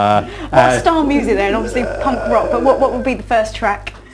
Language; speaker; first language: English; native; English